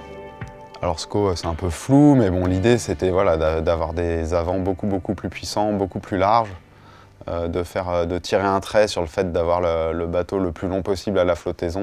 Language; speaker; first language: French; native; French